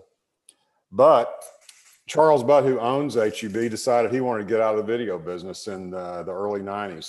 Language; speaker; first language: English; native; English